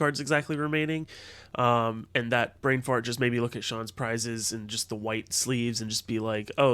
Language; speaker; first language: English; native; English